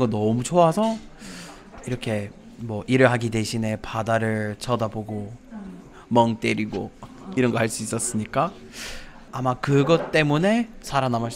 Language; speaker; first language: Korean; non-native, fluent; English